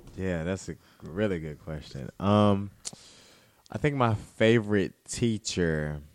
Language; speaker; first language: English; native; English